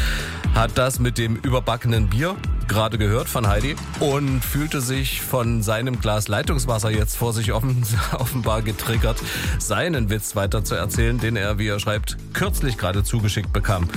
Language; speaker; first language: German; native; German